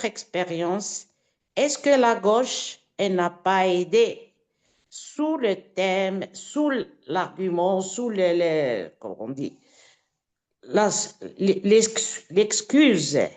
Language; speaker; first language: French; non-native, fluent; Italian